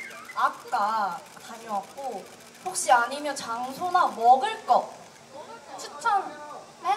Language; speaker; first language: Korean; non-native, fluent; Japanese